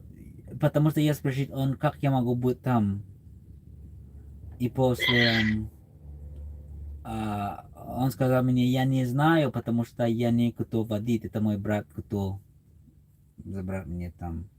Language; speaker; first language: Russian; non-native, learner; English